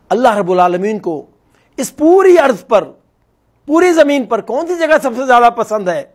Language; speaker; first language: Urdu; non-native, local second language; Northern Hindko